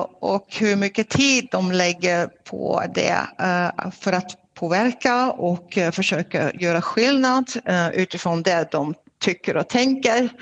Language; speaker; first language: Swedish; non-native, fluent; Dutch